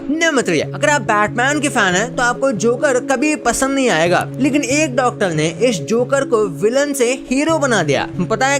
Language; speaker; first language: Hindi; native; Hindi